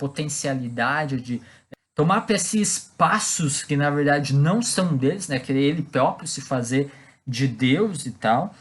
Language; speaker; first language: Portuguese; native; Portuguese